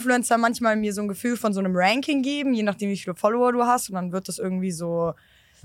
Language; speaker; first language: German; native; German